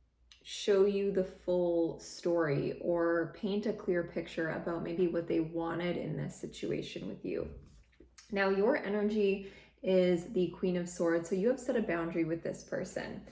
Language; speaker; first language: English; native; English